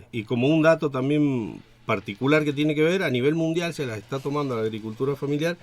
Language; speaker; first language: Spanish; native; Spanish